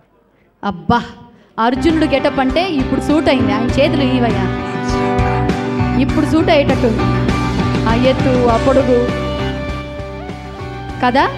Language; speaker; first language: Telugu; native; Telugu